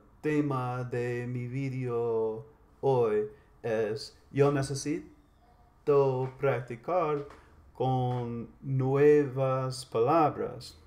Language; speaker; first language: Spanish; non-native, learner; English